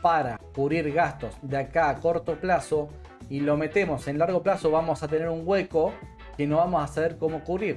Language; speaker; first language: Spanish; native; Spanish